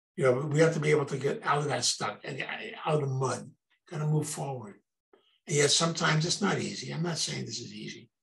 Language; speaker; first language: English; native; English